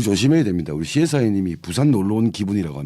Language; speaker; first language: Korean; native; Korean